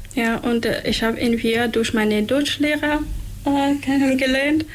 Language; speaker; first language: German; non-native, fluent; Tigrinya